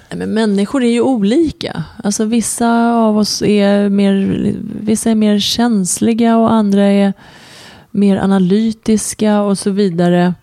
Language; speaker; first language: Swedish; early bilingual, other home language; Persian